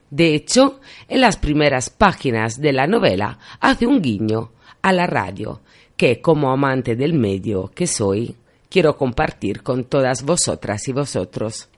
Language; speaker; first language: Spanish; non-native, fluent; Italian